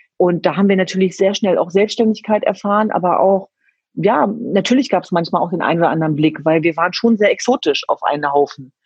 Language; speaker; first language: German; early bilingual, other home language; Kurdish